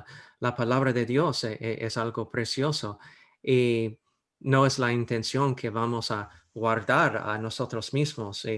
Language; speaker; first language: Spanish; non-native, fluent; English